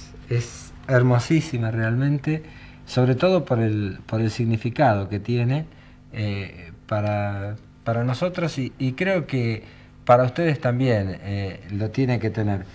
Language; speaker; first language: Spanish; native; Spanish